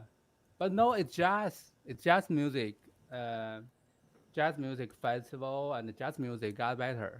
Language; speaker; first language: English; non-native, learner; Chinese